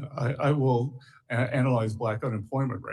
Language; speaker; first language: English; native; English